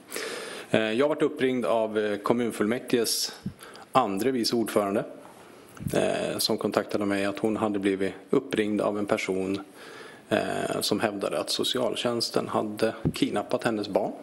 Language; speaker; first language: Swedish; native; Swedish